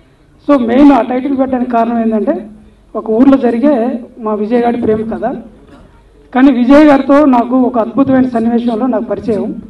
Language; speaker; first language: Telugu; native; Telugu